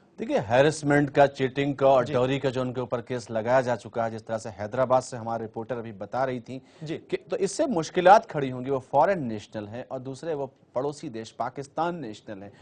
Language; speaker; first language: Hindi; native; Hindi